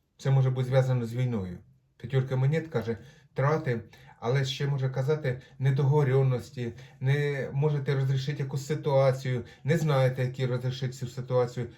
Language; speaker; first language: Ukrainian; non-native, local second language; Russian